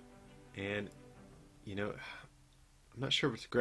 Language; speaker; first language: English; native; English